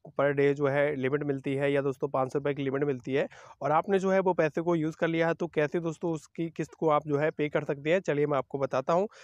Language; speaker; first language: Hindi; native; Hindi